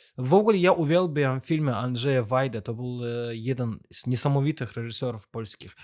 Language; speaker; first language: Polish; non-native, fluent; Azerbaijani